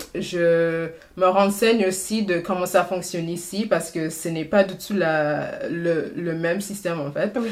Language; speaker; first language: French; non-native, fluent; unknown